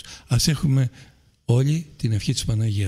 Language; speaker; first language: Greek; native; Greek